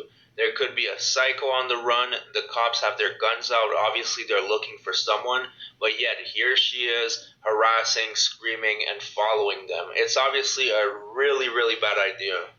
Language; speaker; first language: English; native; English